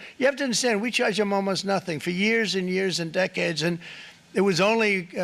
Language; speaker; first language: English; native; English